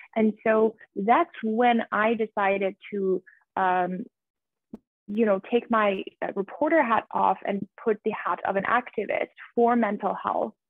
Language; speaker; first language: English; early bilingual, other home language; Persian